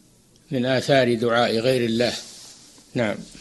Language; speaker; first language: Arabic; native; Arabic